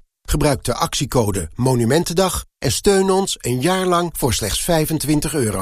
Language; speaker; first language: Dutch; native; Dutch